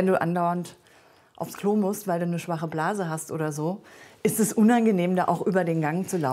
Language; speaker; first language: German; native; German